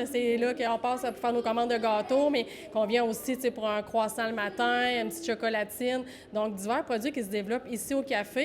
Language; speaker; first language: French; native; French